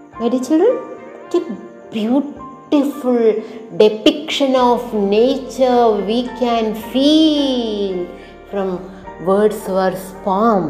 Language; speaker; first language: English; non-native, local second language; Malayalam